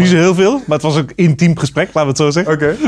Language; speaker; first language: Dutch; native; Dutch